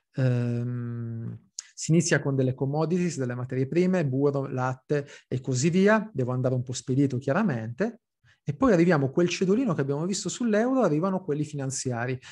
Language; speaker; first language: Italian; early bilingual, heritage; Italian